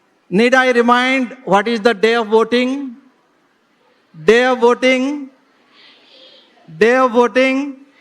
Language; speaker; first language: English; non-native, local second language; Odia